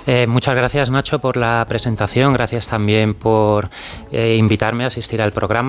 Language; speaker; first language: Spanish; native; Spanish